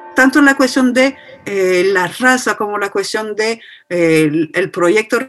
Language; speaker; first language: Spanish; non-native, fluent; French